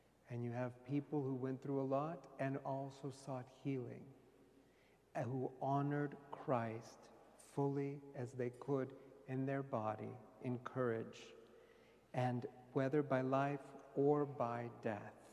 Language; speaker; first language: English; native; English